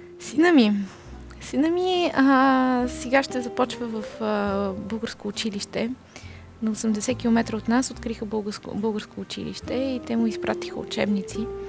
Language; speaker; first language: Bulgarian; native; Bulgarian